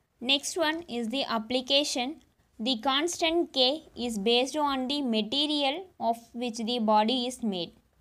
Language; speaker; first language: English; non-native, local second language; Tamil